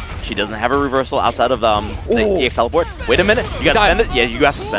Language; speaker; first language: English; native; English